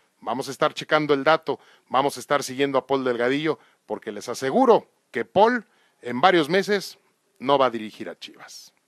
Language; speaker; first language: Spanish; native; Spanish